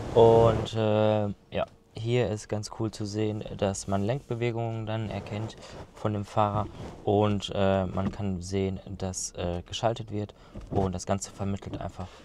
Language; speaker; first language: German; native; German